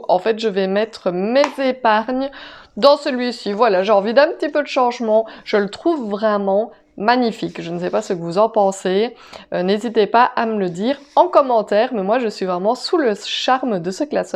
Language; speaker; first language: French; native; French